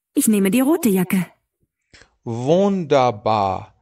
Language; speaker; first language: German; non-native, fluent; Persian